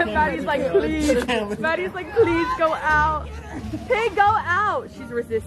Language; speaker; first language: English; native; English